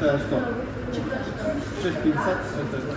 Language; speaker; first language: Russian; non-native, learner; Lithuanian